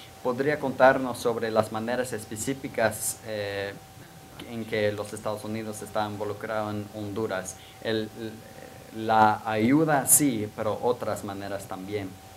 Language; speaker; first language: Spanish; non-native, fluent; English